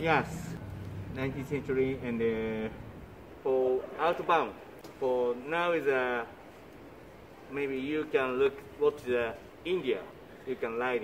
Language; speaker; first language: English; non-native, learner; Japanese